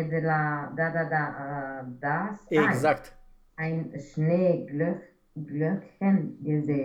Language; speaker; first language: German; non-native, learner; Romanian